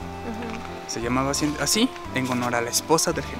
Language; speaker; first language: Spanish; native; Spanish